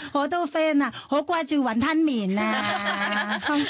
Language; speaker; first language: Chinese; non-native, fluent; Thai